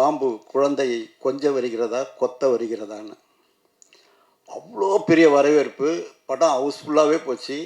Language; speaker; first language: Tamil; native; Tamil